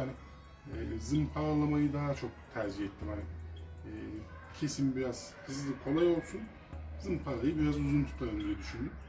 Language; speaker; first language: Turkish; native; Turkish